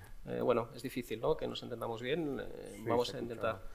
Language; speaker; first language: Spanish; native; Spanish